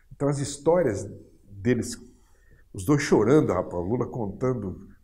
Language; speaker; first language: Portuguese; native; Portuguese